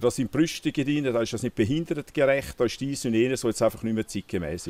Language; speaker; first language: German; native; German